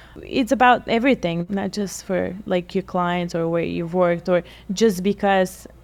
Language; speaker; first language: English; non-native, fluent; Bulgarian